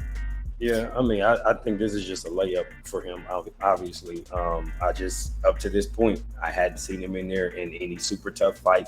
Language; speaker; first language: English; native; English